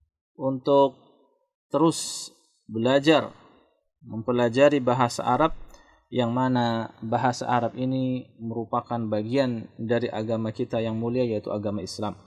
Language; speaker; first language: Indonesian; native; Indonesian